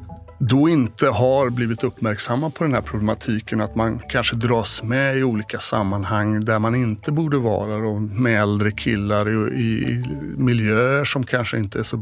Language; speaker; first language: Swedish; native; Swedish